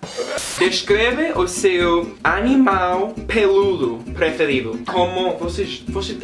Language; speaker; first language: Portuguese; non-native, learner; English